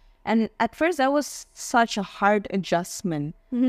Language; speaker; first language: English; non-native, fluent; Indonesian